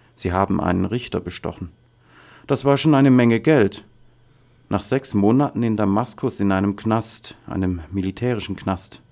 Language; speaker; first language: German; non-native, fluent; Arabic